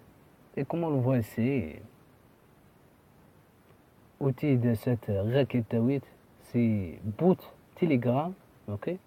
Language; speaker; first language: French; non-native, fluent; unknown